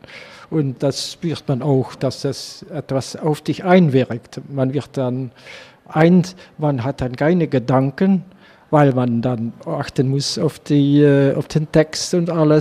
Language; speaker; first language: German; non-native, learner; Dutch